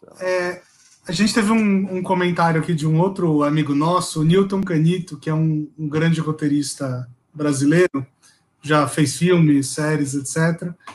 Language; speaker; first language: Portuguese; native; Portuguese